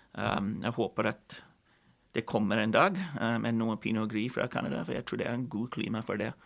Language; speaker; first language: Norwegian; non-native, fluent; English